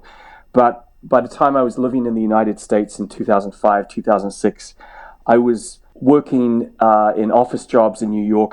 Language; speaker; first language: English; native; English